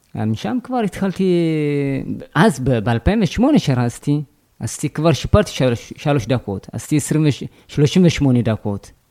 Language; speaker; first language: Hebrew; non-native, fluent; Amharic